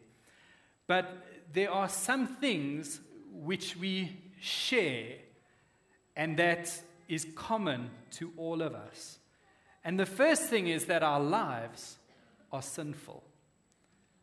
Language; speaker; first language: English; native; English